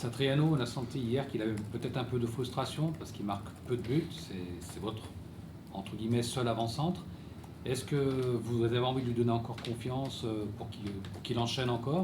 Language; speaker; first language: French; native; French